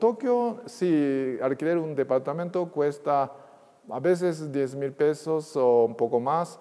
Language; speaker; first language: Spanish; non-native, fluent; Japanese